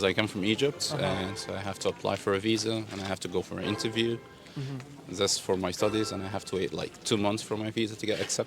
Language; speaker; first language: English; non-native, fluent; Arabic